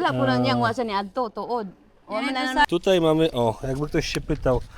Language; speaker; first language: Polish; native; Polish